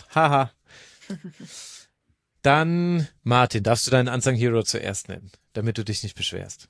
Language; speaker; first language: German; native; German